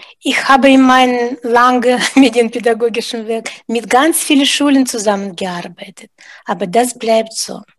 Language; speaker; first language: German; non-native, fluent; Russian